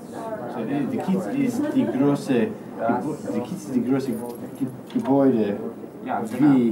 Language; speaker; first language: German; non-native, learner; English